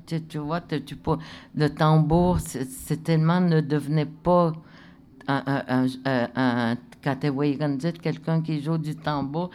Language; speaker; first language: French; non-native, local second language; Innu-aimun